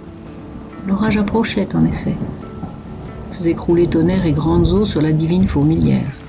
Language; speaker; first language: French; native; French